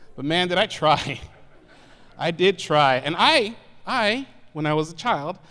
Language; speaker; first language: English; native; English